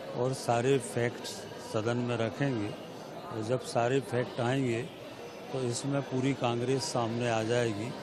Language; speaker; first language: Hindi; native; Hindi